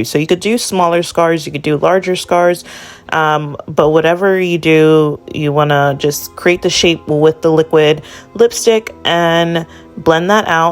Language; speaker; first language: English; native; English